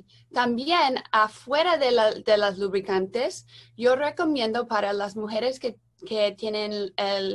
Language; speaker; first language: Spanish; non-native, learner; English